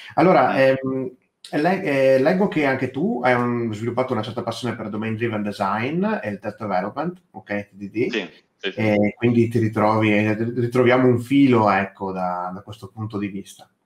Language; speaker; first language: Italian; native; Italian